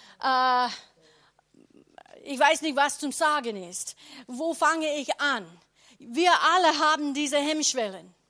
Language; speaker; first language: German; non-native, learner; English